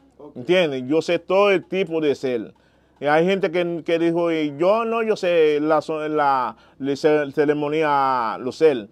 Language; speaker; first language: Spanish; non-native, learner; Haitian Creole